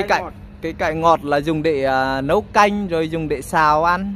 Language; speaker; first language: Vietnamese; native; Vietnamese